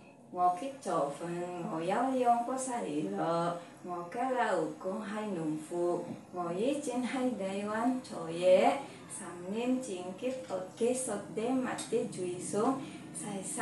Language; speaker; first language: Cantonese; non-native, learner; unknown